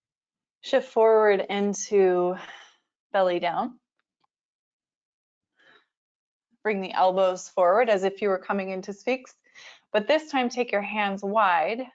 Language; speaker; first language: English; native; English